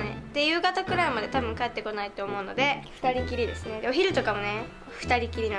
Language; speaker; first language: Japanese; native; Japanese